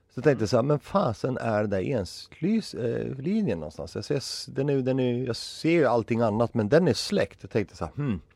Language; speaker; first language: Swedish; native; Swedish